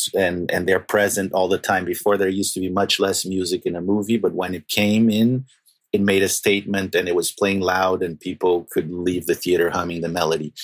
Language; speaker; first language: English; non-native, fluent; Portuguese